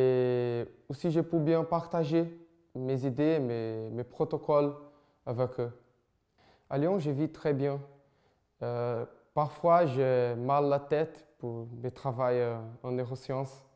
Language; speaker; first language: French; non-native, fluent; Portuguese